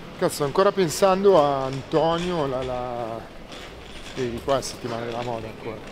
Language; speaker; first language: Italian; native; Italian